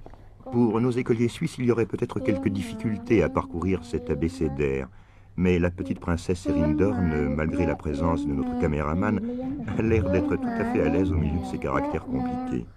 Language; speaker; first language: French; native; French